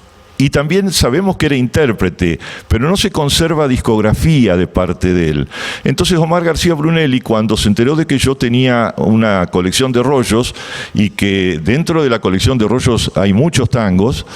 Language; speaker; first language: Spanish; native; Spanish